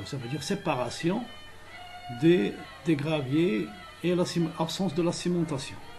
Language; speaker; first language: French; non-native, local second language; Arabic